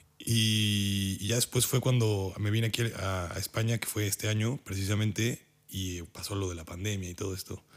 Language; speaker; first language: Spanish; native; Spanish